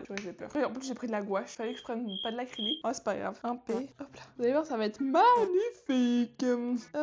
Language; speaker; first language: French; native; French